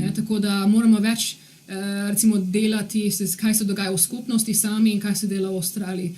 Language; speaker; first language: Slovenian; early bilingual, heritage; Slovenian